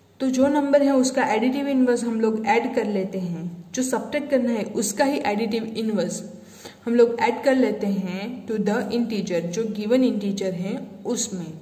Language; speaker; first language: Hindi; non-native, local second language; Gujarati